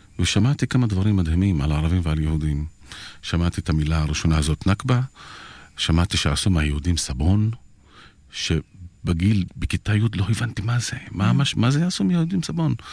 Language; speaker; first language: Hebrew; non-native, local second language; Arabic